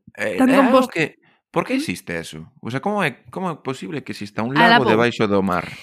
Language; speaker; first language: Galician; non-native, local second language; Spanish